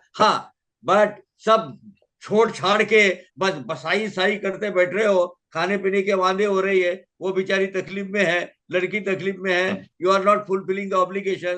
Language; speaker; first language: Hindi; native; Hindi